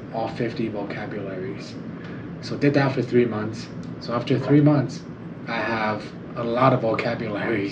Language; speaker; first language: English; non-native, fluent; Chinese